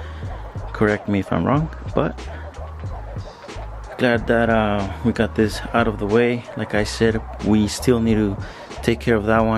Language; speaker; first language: English; native; English